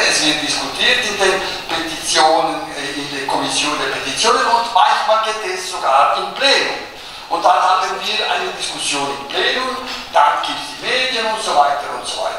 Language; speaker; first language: German; non-native, local second language; Italian